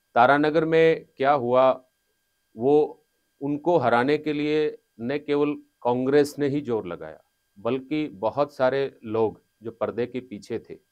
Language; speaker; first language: Hindi; native; Hindi